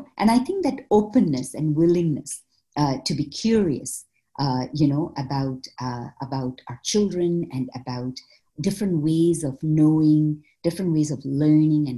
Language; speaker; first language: English; non-native, local second language; Malayalam